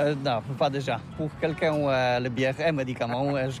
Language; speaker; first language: French; non-native, learner; Polish